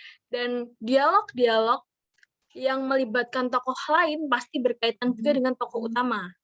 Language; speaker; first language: Indonesian; native; Indonesian